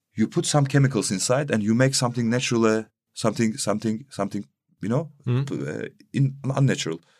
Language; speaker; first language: English; non-native, fluent; Turkish